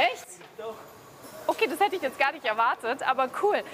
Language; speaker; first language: German; native; German